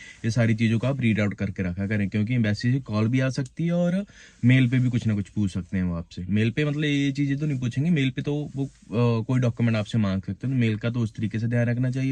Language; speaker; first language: Hindi; native; Hindi